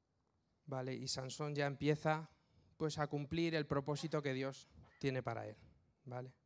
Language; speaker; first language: Spanish; native; Spanish